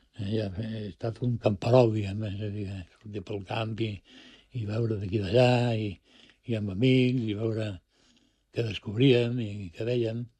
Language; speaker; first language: Catalan; non-native, local second language; Spanish